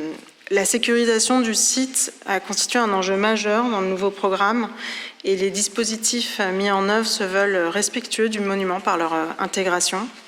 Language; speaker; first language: French; native; French